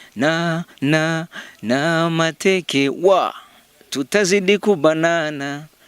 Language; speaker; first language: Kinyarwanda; early bilingual, heritage; Kinyarwanda